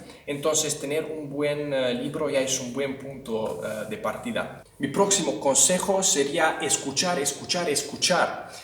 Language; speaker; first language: Spanish; non-native, fluent; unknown